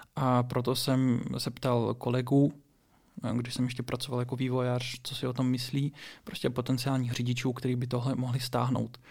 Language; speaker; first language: Czech; early bilingual, other home language; Russian